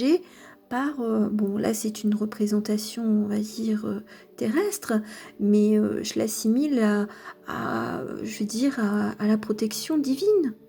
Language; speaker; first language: French; native; French